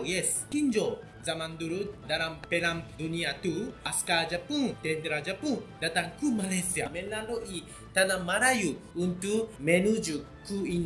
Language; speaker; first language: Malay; non-native, fluent; Japanese